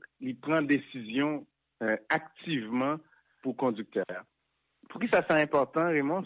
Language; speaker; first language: French; non-native, local second language; Haitian Creole